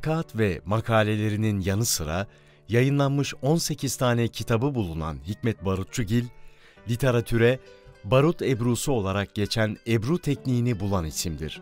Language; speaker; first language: Turkish; native; Turkish